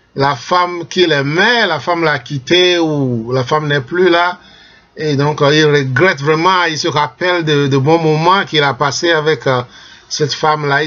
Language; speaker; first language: French; non-native, local second language; Ewe